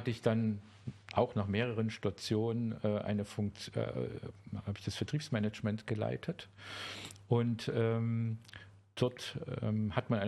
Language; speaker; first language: German; native; German